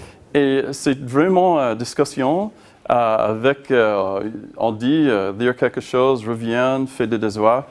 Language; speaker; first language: French; non-native, learner; English